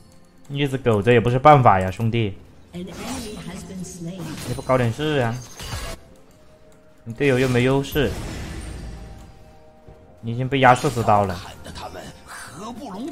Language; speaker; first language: Chinese; native; Chinese